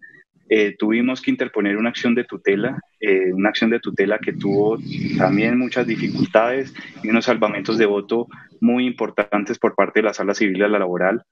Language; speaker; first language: Spanish; native; Spanish